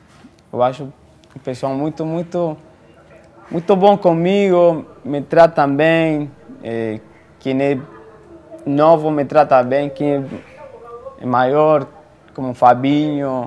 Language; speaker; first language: Portuguese; non-native, fluent; Spanish